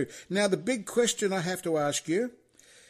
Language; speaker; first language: English; native; English